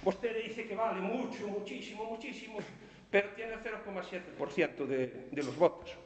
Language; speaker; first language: Spanish; non-native, local second language; Galician